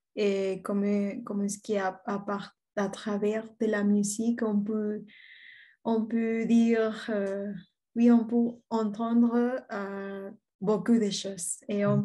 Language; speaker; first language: French; non-native, learner; Spanish